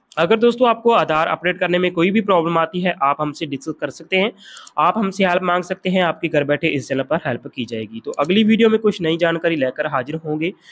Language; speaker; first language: Hindi; non-native, local second language; Punjabi